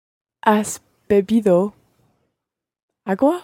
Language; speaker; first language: Spanish; non-native, learner; English